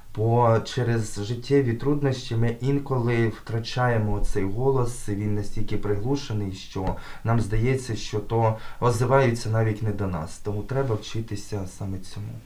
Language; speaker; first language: Ukrainian; native; Ukrainian